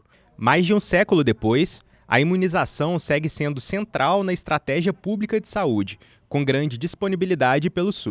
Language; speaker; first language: Portuguese; native; Portuguese